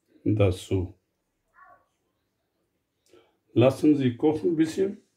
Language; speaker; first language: German; non-native, fluent; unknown